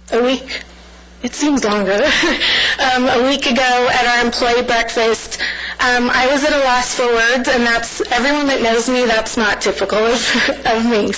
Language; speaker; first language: English; early bilingual, other home language; Spanish